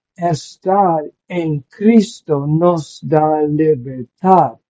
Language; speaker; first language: Spanish; non-native, learner; English